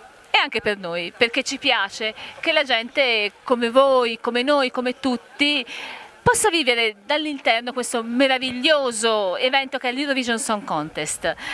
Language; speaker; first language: Italian; native; Italian